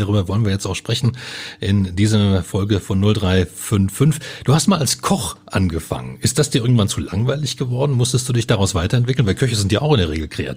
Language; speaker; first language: German; native; German